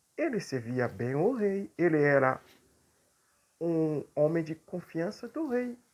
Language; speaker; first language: Portuguese; non-native, fluent; Haitian Creole